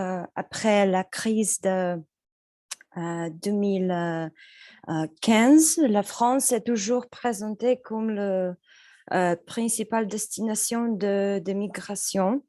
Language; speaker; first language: French; non-native, learner; Polish